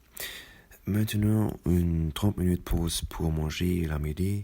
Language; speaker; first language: French; non-native, learner; German